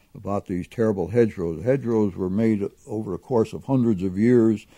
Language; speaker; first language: English; native; English